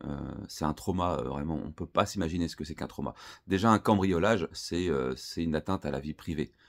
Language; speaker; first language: French; native; French